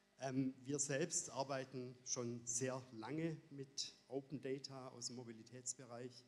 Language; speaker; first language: German; native; German